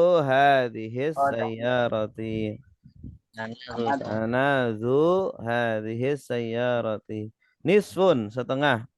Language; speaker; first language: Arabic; non-native, fluent; Indonesian